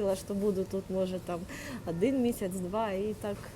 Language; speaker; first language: Ukrainian; native; Ukrainian